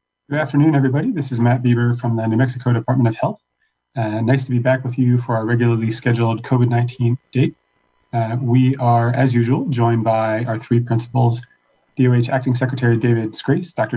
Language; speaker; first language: English; native; English